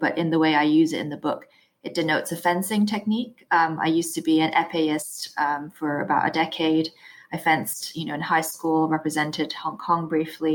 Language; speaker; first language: English; non-native, local second language; Cantonese